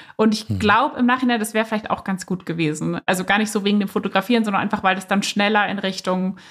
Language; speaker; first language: German; native; German